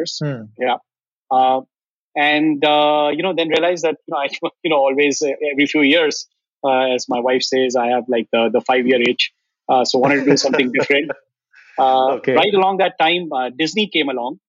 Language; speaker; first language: English; non-native, local second language; Hindi